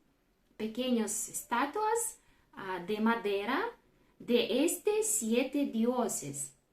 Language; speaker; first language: Spanish; non-native, fluent; Russian